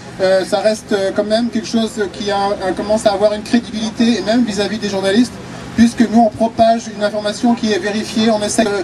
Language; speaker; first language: French; native; French